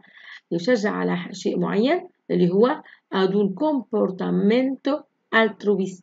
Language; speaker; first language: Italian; non-native, fluent; Arabic